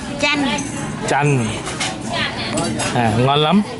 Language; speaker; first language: Vietnamese; non-native, learner; Thai